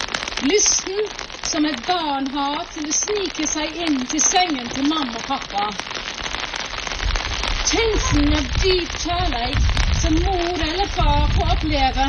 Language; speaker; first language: Norwegian; non-native, fluent; English